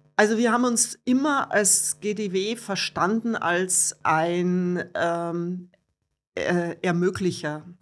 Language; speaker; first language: German; native; German